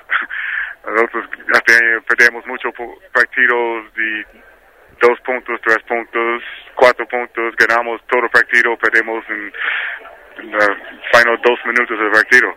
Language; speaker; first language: Spanish; non-native, learner; English